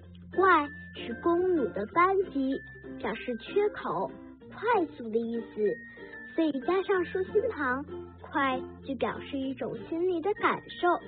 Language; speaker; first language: Chinese; native; Chinese